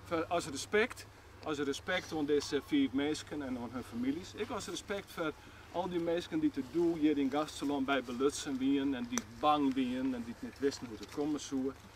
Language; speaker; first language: Dutch; non-native, local second language; Western Frisian